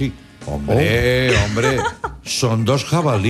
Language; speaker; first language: Spanish; native; Spanish